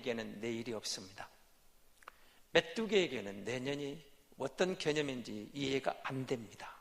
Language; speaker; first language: Korean; native; Korean